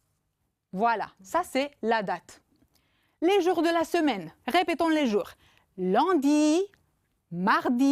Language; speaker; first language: French; non-native, fluent; Romanian